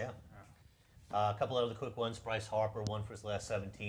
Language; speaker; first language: English; native; English